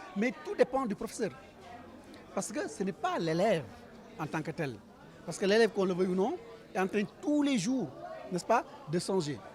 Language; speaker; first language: French; non-native, local second language; Wolof